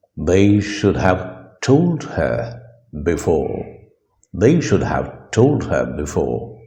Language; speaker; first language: English; non-native, local second language; Malayalam